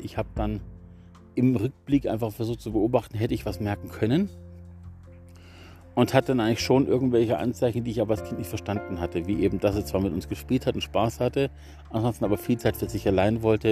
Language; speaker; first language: German; native; German